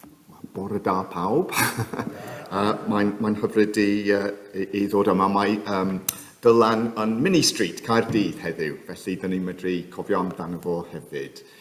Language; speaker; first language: Welsh; non-native, fluent; English